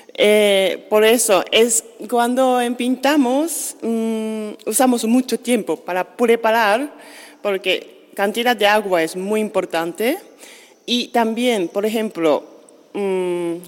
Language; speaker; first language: Spanish; non-native, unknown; Japanese